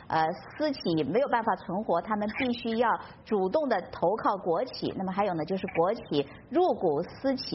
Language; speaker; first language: Chinese; native; Chinese